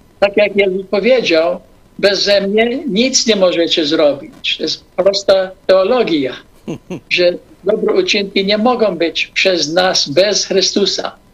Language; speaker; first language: Polish; early bilingual, heritage; English